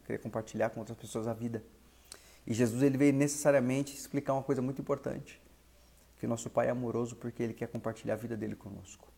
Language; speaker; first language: Portuguese; native; Portuguese